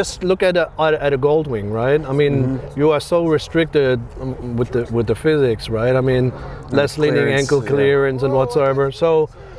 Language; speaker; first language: English; non-native, fluent; German